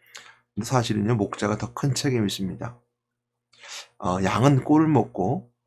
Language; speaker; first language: Korean; native; Korean